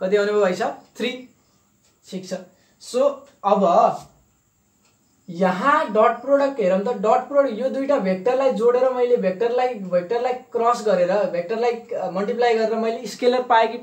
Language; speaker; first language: Nepali; native; Nepali